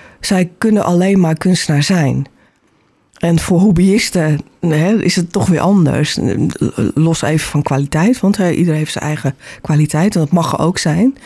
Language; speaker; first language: Dutch; native; Dutch